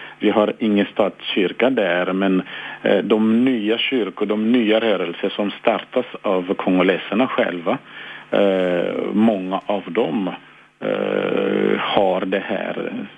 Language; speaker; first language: Swedish; non-native, fluent; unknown